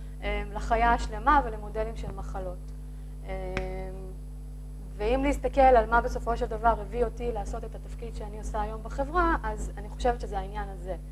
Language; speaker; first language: Hebrew; native; Hebrew